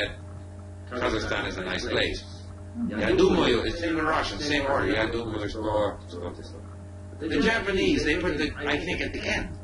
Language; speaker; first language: English; non-native, fluent; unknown